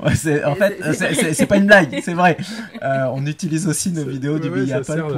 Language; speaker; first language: French; native; French